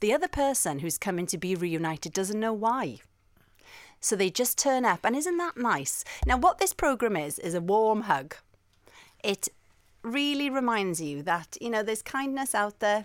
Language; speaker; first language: English; non-native, local second language; Welsh